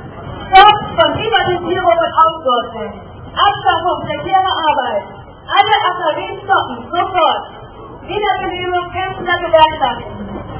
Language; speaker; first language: German; native; German